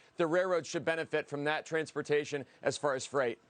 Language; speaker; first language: English; native; English